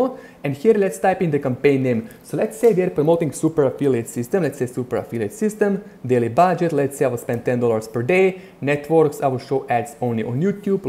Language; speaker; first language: English; non-native, fluent; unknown